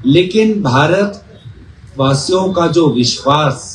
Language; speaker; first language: Hindi; non-native, local second language; Assamese